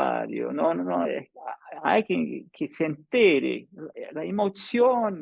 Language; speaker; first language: Italian; non-native, fluent; English